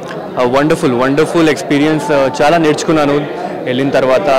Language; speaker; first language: Telugu; non-native, local second language; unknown